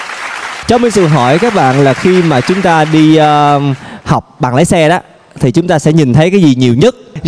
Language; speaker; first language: Vietnamese; native; Vietnamese